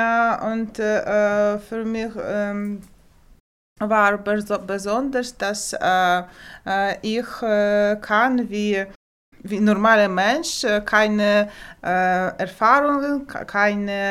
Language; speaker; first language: German; non-native, learner; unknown